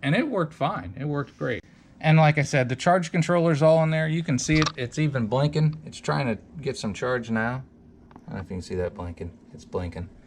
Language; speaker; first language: English; native; English